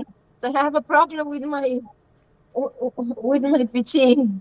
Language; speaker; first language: English; non-native, learner; Italian